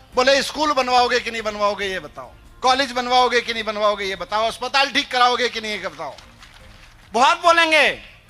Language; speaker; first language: Hindi; native; Hindi